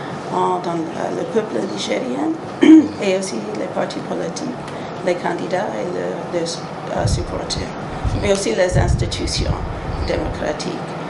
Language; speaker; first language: French; non-native, learner; English